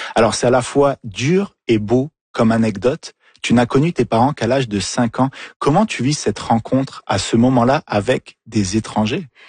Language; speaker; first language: French; native; French